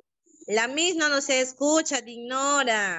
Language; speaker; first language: Spanish; native; Spanish